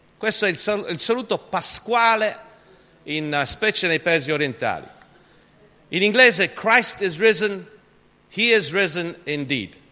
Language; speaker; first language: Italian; early bilingual, other home language; English